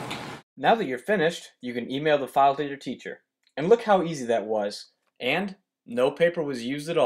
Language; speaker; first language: English; native; English